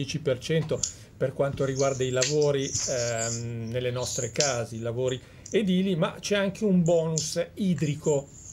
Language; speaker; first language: Italian; native; Italian